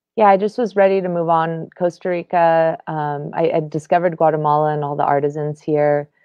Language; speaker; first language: English; native; English